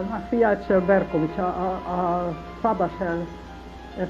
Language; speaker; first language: Hebrew; non-native, learner; Hungarian